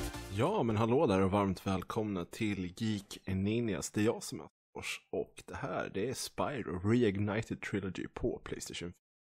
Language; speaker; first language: Swedish; native; Swedish